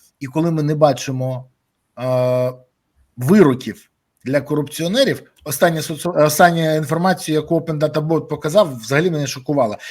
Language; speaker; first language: Ukrainian; native; Ukrainian